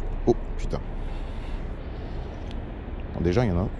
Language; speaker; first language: French; native; French